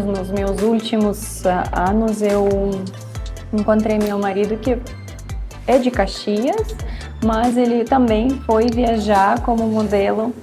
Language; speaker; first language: Portuguese; non-native, fluent; Russian